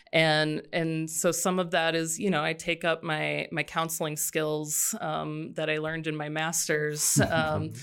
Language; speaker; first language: English; native; English